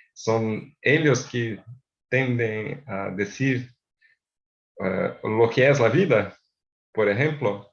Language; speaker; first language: Spanish; non-native, fluent; Portuguese